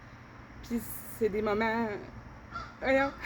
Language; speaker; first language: French; native; French